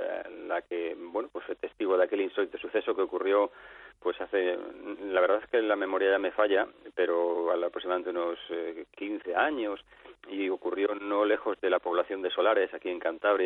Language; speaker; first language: Spanish; native; Spanish